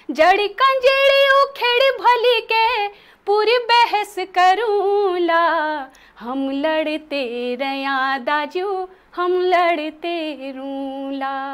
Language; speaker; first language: Hindi; native; Hindi